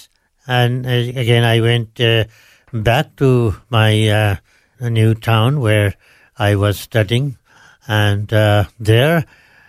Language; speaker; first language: English; non-native, local second language; Nepali